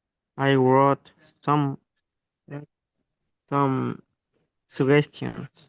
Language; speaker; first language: English; non-native, learner; Spanish